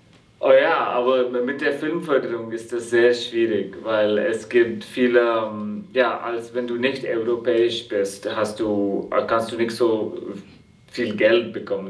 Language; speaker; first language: German; non-native, fluent; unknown